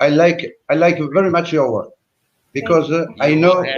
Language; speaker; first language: English; non-native, learner; French